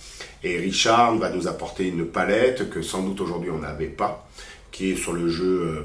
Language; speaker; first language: French; native; French